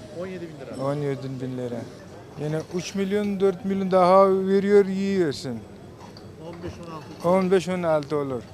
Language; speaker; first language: Turkish; non-native, learner; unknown